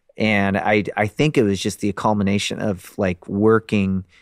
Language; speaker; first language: English; native; English